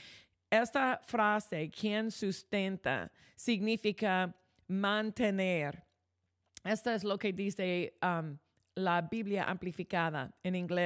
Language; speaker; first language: Spanish; non-native, fluent; English